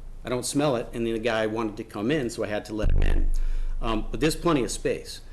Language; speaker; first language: English; native; English